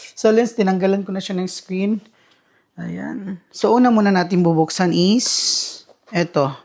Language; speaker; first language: Filipino; non-native, local second language; Cebuano